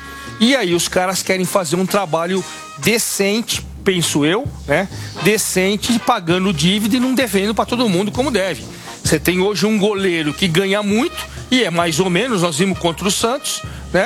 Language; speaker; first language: Portuguese; native; Portuguese